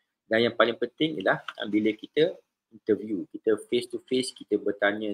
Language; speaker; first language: Malay; native; Malay